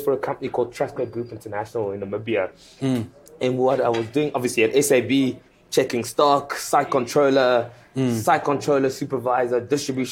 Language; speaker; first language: English; early bilingual, other home language; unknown